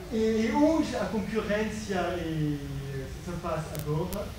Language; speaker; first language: Portuguese; non-native, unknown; French